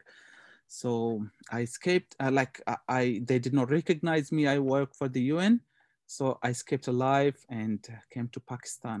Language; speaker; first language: English; non-native, local second language; Hazaragi